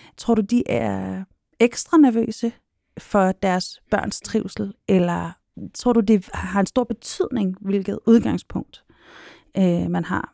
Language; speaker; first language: Danish; native; Danish